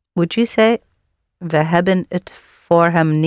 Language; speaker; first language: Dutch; non-native, learner; English